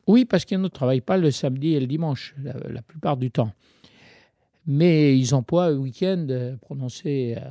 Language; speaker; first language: French; early bilingual, other home language; Arabic